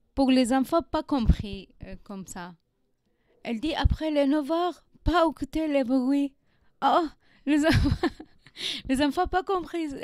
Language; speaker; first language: French; non-native, learner; Arabic